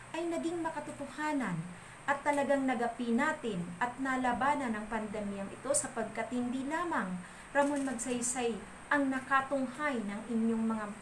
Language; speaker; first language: Filipino; non-native, local second language; Bikol